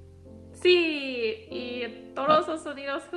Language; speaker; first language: Spanish; non-native, learner; English